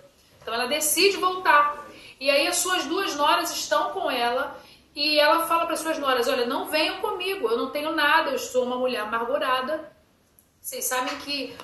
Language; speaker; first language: Portuguese; native; Portuguese